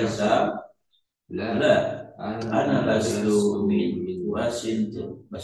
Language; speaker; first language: Arabic; non-native, learner; Indonesian